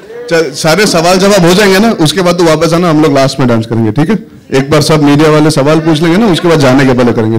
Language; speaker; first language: Hindi; native; Hindi